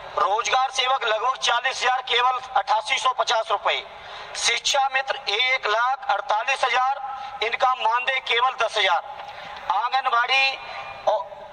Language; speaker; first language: Hindi; native; Hindi